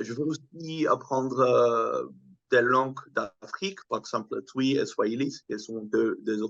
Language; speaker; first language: French; non-native, fluent; Dutch